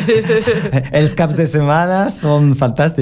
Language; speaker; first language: Catalan; non-native, learner; French